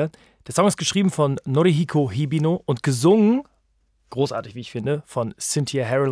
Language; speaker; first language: German; native; German